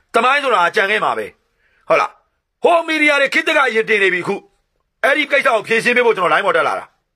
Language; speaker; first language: Burmese; non-native, local second language; Shan